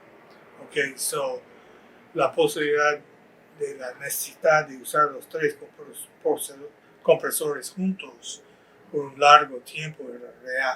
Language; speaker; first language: Spanish; non-native, fluent; English